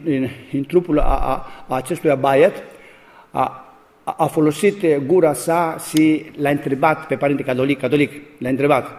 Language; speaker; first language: Romanian; non-native, learner; Greek